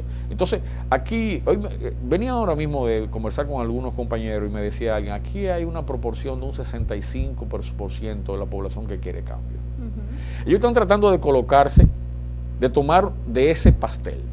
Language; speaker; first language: Spanish; native; Spanish